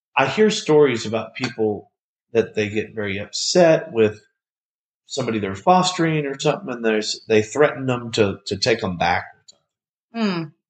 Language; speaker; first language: English; native; English